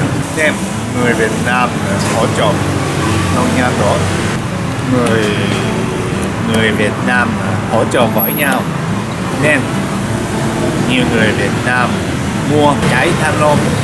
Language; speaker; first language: Vietnamese; non-native, learner; Japanese